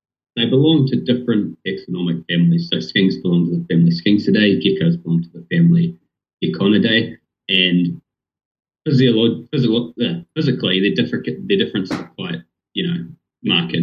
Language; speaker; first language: English; native; English